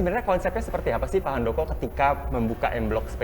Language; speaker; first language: Indonesian; native; Indonesian